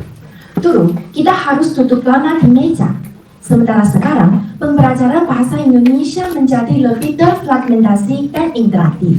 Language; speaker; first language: Indonesian; non-native, fluent; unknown